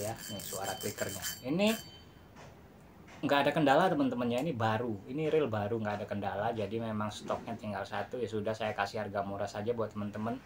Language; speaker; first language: Indonesian; non-native, local second language; Javanese